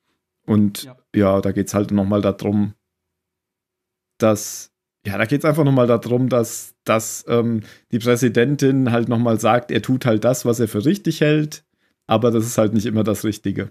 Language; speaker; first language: German; native; German